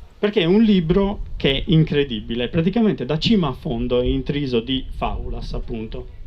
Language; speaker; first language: Italian; native; Italian